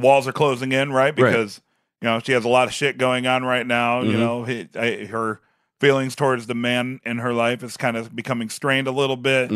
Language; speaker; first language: English; native; English